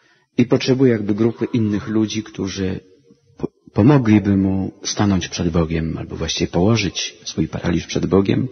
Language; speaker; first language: Polish; native; Polish